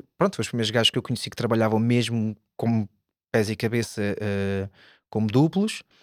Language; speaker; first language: Portuguese; native; Portuguese